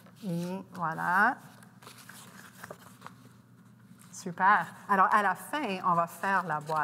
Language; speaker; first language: French; non-native, local second language; English